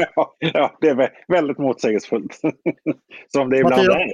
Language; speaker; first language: Swedish; native; Swedish